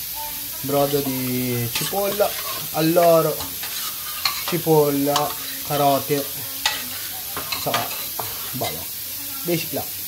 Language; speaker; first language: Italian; early bilingual, other home language; Filipino